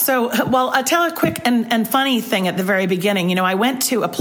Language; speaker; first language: English; native; English